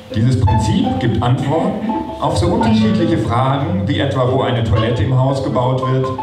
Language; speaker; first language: German; native; German